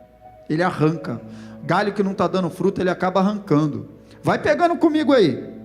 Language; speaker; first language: Portuguese; native; Portuguese